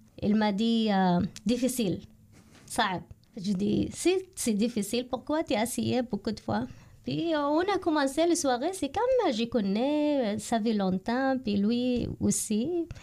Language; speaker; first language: French; non-native, learner; Arabic